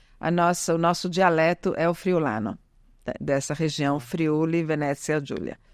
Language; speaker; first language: Portuguese; early bilingual, other home language; Italian